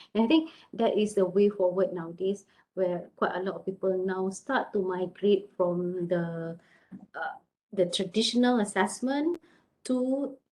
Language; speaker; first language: English; non-native, local second language; Malay